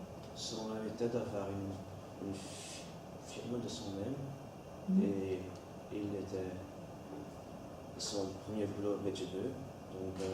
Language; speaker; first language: French; non-native, learner; Dutch